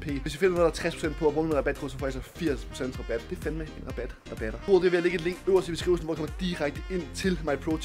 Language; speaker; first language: Danish; native; Danish